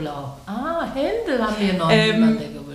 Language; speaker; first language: German; non-native, learner; Chinese